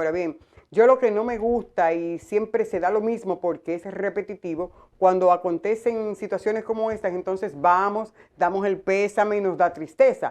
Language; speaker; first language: Spanish; native; Spanish